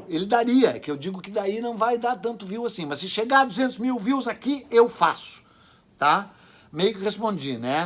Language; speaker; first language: Portuguese; native; Portuguese